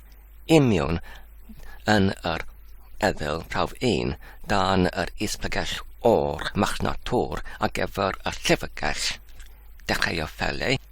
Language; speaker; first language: Welsh; non-native, learner; Polish